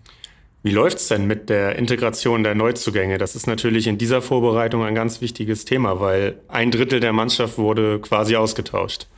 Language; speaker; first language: German; native; German